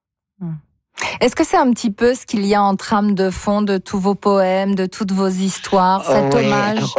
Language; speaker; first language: French; native; French